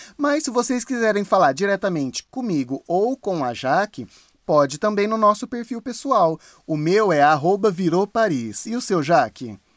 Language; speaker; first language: Portuguese; native; Portuguese